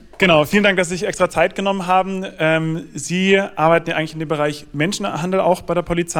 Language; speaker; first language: German; native; German